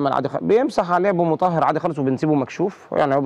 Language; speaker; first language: Arabic; native; Arabic